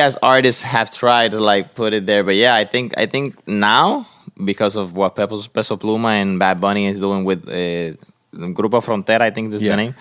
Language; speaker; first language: English; non-native, fluent; Spanish